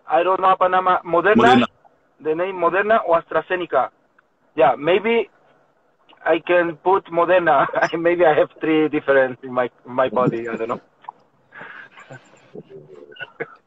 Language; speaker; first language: English; non-native, learner; Spanish